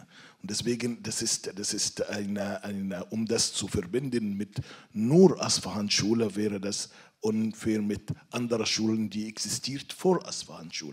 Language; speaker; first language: German; non-native, fluent; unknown